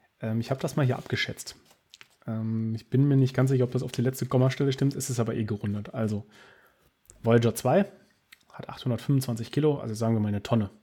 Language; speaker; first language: German; native; German